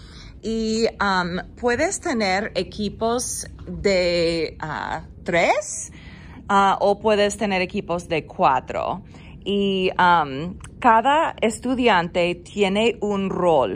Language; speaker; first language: Spanish; non-native, fluent; English